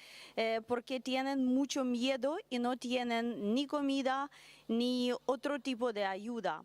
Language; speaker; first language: Spanish; non-native, learner; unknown